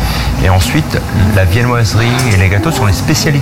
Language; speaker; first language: French; native; French